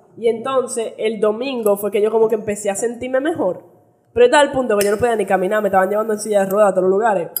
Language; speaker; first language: Spanish; early bilingual, heritage; Spanish